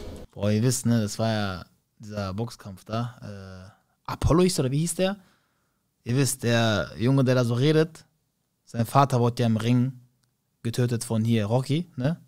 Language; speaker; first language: German; native; German